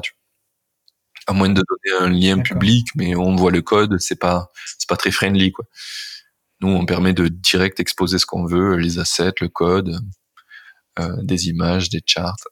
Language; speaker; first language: French; native; French